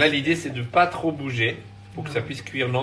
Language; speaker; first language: French; native; French